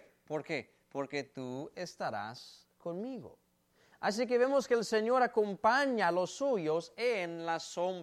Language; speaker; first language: Spanish; native; Spanish